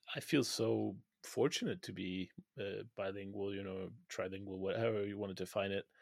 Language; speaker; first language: English; non-native, fluent; Danish